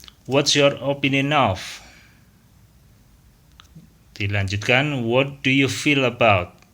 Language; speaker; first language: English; non-native, fluent; Indonesian